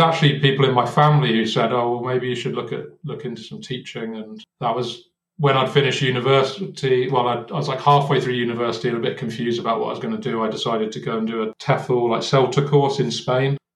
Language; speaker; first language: English; native; English